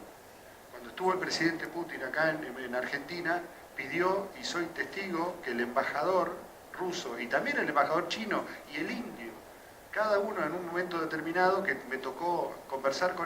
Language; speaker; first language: Spanish; native; Spanish